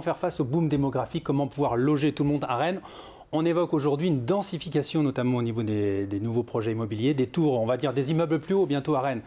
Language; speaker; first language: French; native; French